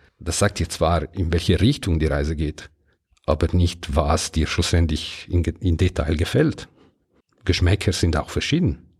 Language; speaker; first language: German; non-native, local second language; Italian